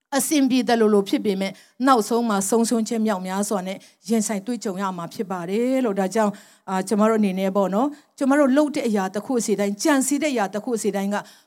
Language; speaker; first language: Burmese; non-native, local second language; Tedim Chin